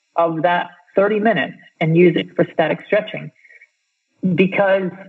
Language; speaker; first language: English; native; English